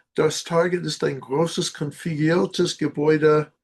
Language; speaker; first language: German; non-native, learner; English